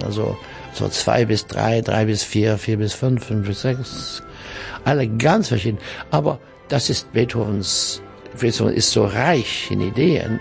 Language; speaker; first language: German; non-native, learner; English